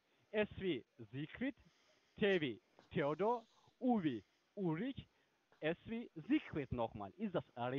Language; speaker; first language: German; non-native, learner; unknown